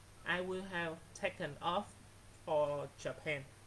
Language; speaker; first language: English; non-native, fluent; Vietnamese